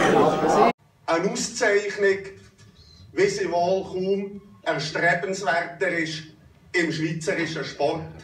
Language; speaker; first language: German; native; German